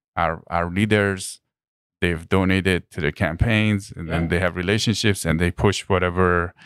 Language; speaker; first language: English; non-native, fluent; Persian